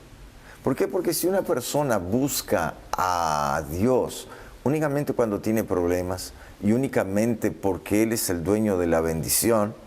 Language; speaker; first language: Spanish; native; Spanish